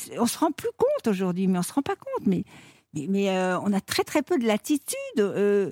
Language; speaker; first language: French; native; French